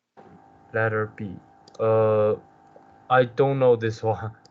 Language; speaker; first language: English; non-native, learner; Chinese